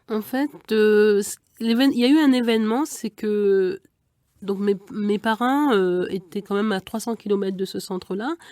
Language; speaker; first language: French; early bilingual, other home language; Igbo